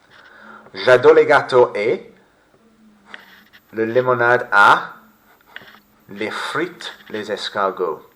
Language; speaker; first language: French; non-native, fluent; English